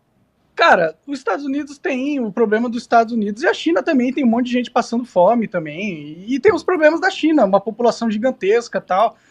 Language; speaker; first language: Portuguese; native; Portuguese